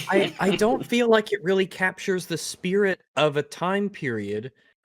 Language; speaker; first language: English; native; English